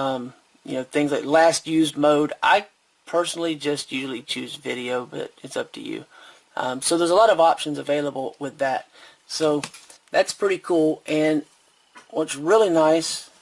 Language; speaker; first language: English; native; English